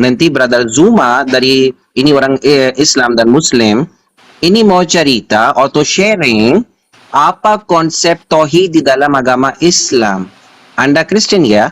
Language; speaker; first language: Indonesian; non-native, learner; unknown